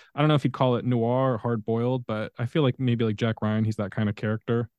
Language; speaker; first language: English; native; English